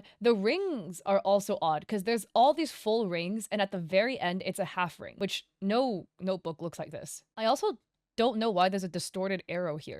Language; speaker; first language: English; native; English